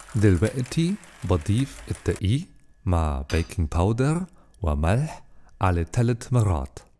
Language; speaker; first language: Egyptian Arabic; non-native, fluent; German